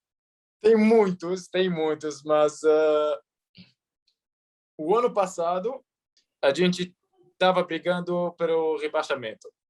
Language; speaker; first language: Portuguese; early bilingual, heritage; Arabic